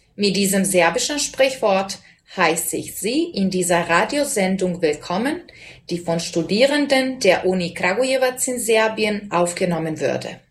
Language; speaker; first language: German; non-native, fluent; Serbian